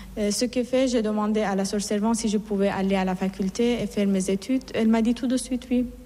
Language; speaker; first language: French; non-native, fluent; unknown